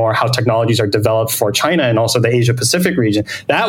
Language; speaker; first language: English; non-native, fluent; Thai